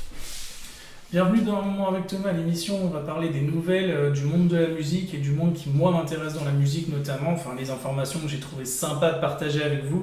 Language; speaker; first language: French; native; French